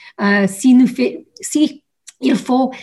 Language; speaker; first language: French; non-native, learner; English